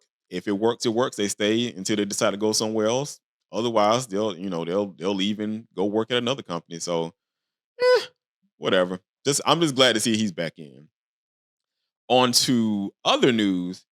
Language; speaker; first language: English; native; English